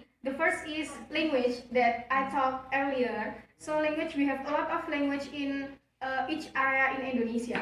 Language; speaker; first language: English; non-native, learner; Javanese